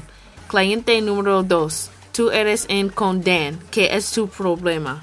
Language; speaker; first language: Spanish; non-native, learner; English